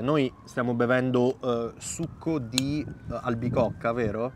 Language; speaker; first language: Italian; native; Italian